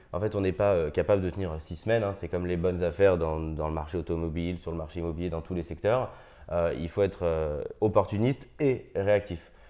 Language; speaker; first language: French; native; French